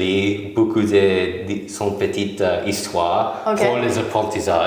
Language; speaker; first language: French; non-native, learner; English